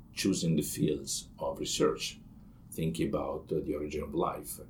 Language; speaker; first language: English; non-native, fluent; Italian